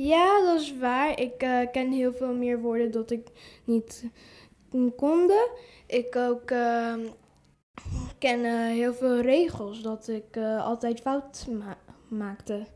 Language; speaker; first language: Dutch; early bilingual, other home language; English